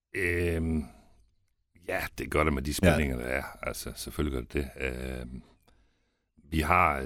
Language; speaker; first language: Danish; native; Danish